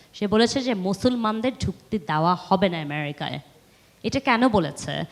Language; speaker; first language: Bangla; early bilingual, heritage; Bangla